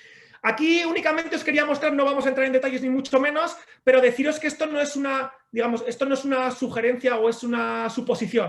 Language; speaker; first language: Spanish; native; Spanish